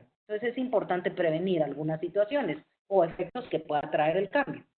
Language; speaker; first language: Spanish; native; Spanish